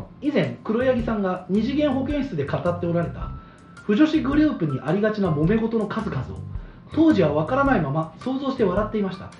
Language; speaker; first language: Japanese; native; Japanese